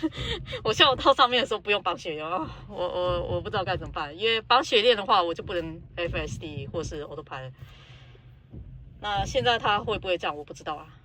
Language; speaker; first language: Chinese; native; Chinese